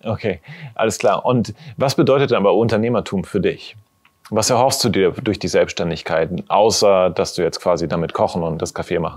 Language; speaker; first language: German; native; German